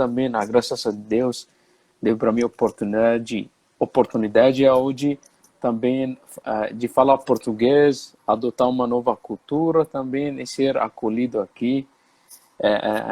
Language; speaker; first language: Portuguese; non-native, fluent; Arabic